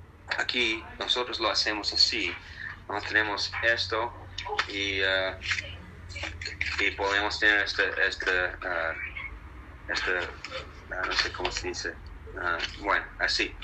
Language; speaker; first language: Spanish; non-native, fluent; English